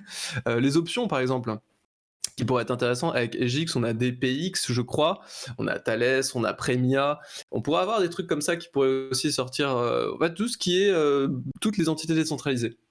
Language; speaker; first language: French; native; French